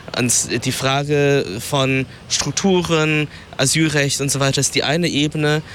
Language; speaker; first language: German; early bilingual, other home language; Vietnamese